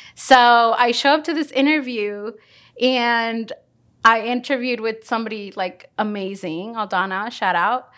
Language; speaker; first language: English; early bilingual, other home language; Spanish